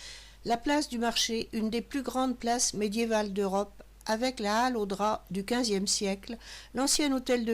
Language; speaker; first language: French; native; French